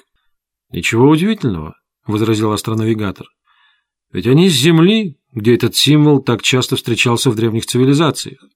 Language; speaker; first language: Russian; native; Russian